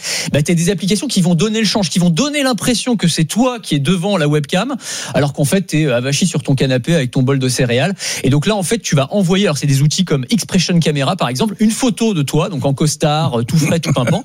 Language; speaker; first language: French; native; French